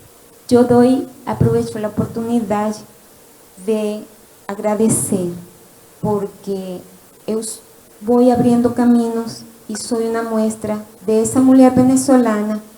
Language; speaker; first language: Portuguese; non-native, learner; Spanish